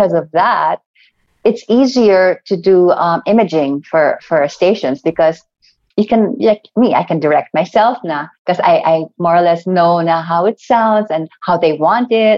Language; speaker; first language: English; non-native, local second language; Cebuano